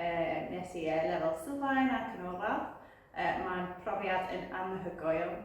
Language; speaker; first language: Welsh; non-native, learner; English